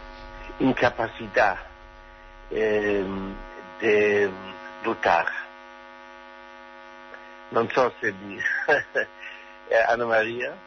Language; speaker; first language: Spanish; non-native, learner; German